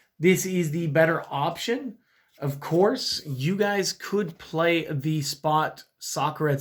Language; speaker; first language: English; native; English